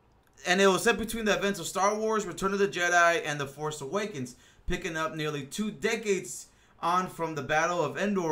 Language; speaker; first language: English; native; English